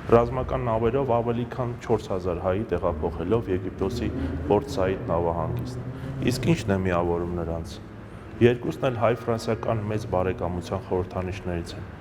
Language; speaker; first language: Armenian; native; Armenian